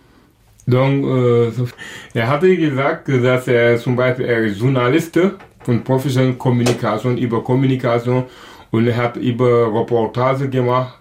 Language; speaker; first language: German; non-native, local second language; Wolof